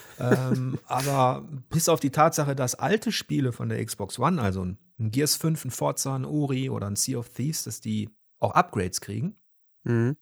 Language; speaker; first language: German; native; German